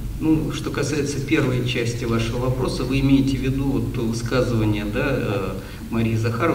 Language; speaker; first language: Russian; native; Russian